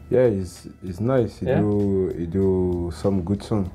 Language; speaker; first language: English; non-native, learner; French